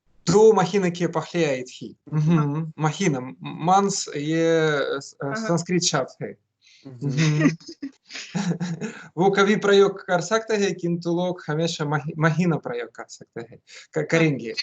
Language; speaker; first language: Hindi; non-native, learner; Russian